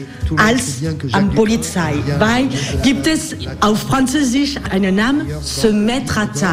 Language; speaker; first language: German; non-native, learner; French